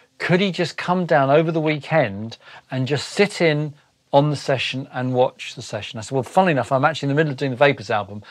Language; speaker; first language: English; native; English